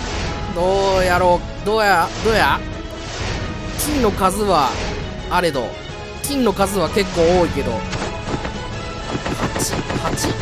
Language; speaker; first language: Japanese; native; Japanese